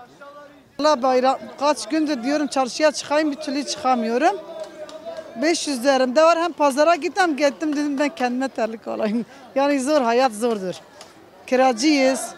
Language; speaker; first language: Turkish; non-native, local second language; Kurdish